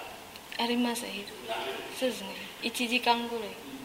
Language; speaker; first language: Japanese; non-native, learner; Indonesian